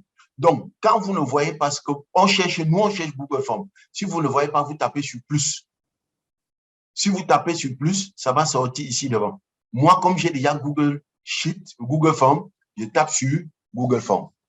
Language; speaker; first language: French; non-native, local second language; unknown